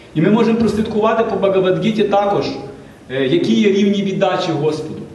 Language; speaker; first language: Ukrainian; non-native, local second language; Russian